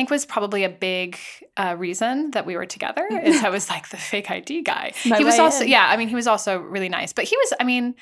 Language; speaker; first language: English; native; English